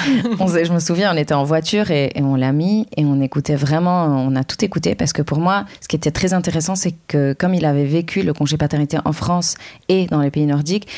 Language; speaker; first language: French; non-native, local second language; Arabic